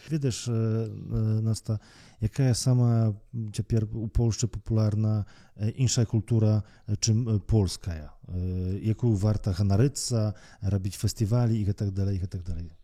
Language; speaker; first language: Belarusian; native; Belarusian